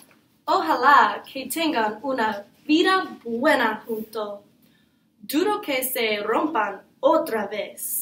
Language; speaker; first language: Spanish; non-native, learner; English